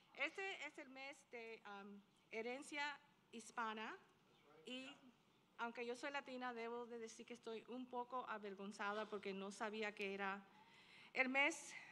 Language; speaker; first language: Spanish; early bilingual, heritage; Spanish